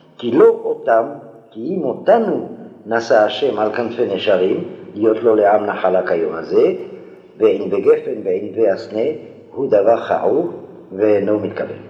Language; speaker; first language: Hebrew; non-native, fluent; French